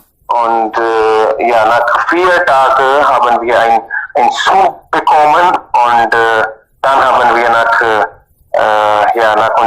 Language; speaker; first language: German; non-native, learner; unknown